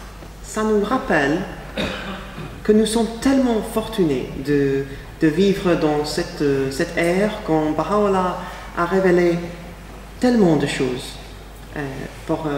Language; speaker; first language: French; non-native, fluent; English